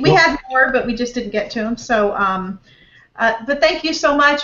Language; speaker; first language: English; native; English